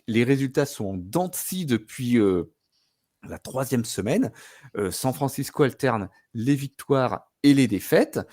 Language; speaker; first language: French; native; French